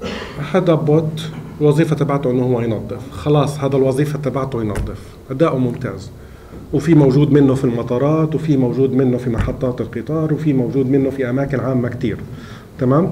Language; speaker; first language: Arabic; native; Arabic